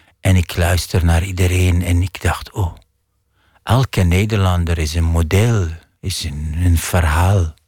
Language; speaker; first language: Dutch; non-native, fluent; Arabic